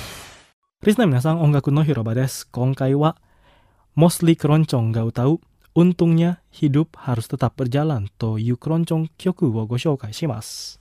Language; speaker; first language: Japanese; non-native, fluent; Indonesian